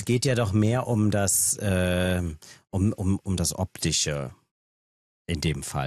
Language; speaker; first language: German; native; German